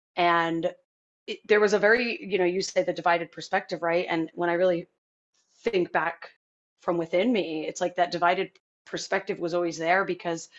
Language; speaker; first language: English; native; English